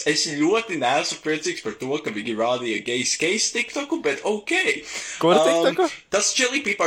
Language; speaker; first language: Latvian; non-native, local second language; English